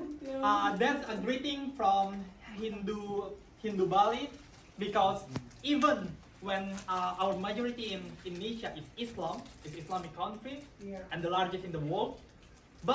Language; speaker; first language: English; non-native, local second language; Indonesian